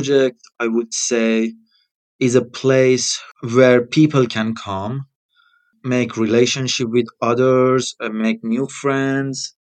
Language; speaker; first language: English; non-native, fluent; Persian